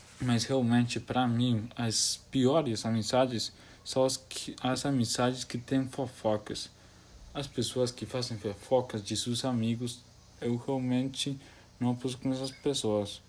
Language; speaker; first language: Portuguese; non-native, learner; Spanish